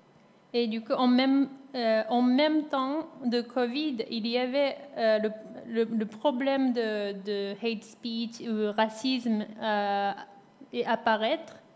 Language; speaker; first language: French; non-native, fluent; Japanese